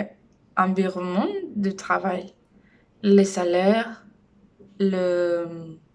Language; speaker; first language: French; non-native, learner; Spanish